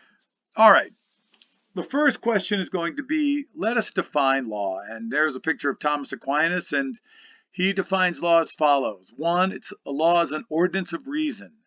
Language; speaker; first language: English; native; English